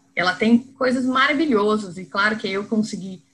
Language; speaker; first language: Portuguese; non-native, fluent; English